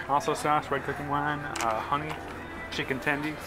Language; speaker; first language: English; native; English